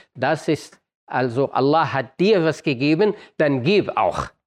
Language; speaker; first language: German; non-native, fluent; Arabic